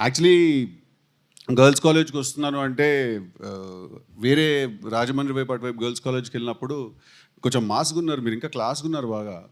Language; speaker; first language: Telugu; native; Telugu